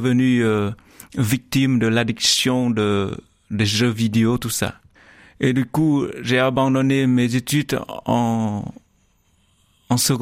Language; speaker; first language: French; non-native, learner; Vietnamese